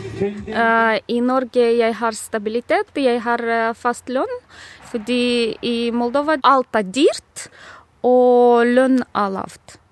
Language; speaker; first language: Norwegian; non-native, fluent; Romanian